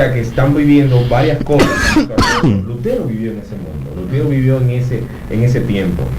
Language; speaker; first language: Spanish; native; Spanish